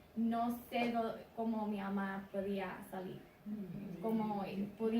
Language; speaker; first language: Spanish; early bilingual, heritage; Spanish